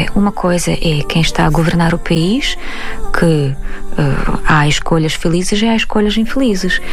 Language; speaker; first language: Portuguese; non-native, fluent; Russian